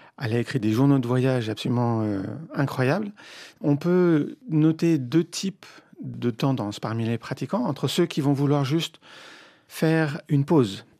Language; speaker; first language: French; native; French